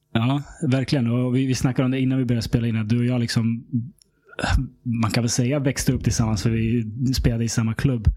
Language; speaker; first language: Swedish; early bilingual, other home language; Serbian